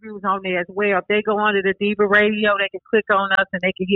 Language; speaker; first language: English; native; English